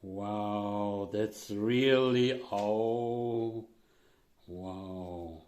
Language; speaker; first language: English; non-native, learner; Turkish